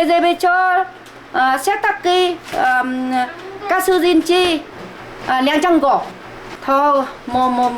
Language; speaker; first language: Korean; non-native, learner; Vietnamese